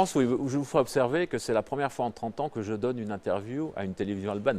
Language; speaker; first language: French; native; French